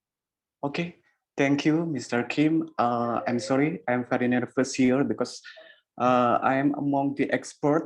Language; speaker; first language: English; non-native, learner; Indonesian